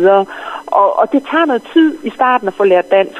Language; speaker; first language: Danish; native; Danish